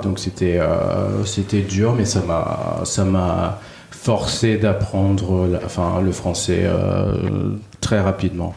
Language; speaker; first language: French; non-native, fluent; Cantonese